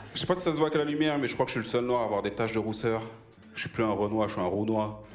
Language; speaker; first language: French; native; French